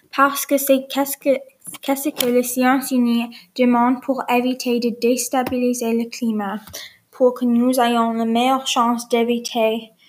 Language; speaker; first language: French; non-native, learner; English